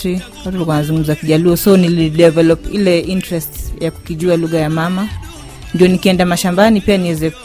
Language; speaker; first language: Swahili; non-native, local second language; Luo (Kenya and Tanzania)